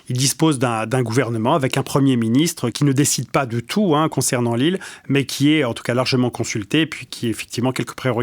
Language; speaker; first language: French; native; French